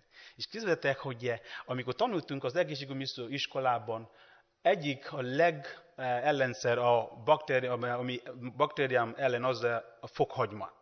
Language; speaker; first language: Hungarian; non-native, learner; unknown